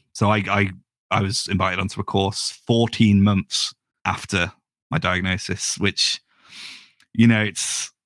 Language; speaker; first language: English; native; English